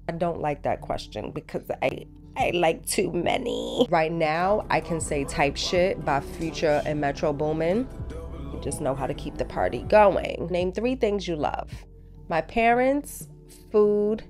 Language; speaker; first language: English; native; English